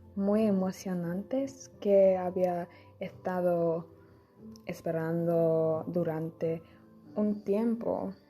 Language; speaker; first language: Spanish; non-native, learner; English